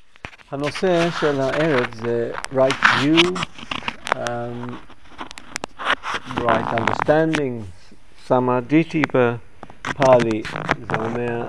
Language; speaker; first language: Hebrew; non-native, fluent; English